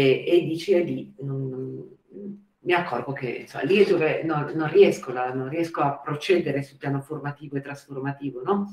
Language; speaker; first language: Italian; native; Italian